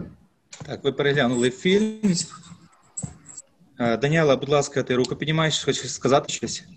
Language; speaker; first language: Ukrainian; native; Ukrainian